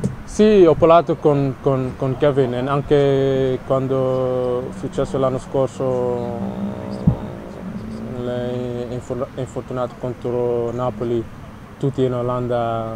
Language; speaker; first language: Italian; non-native, learner; Dutch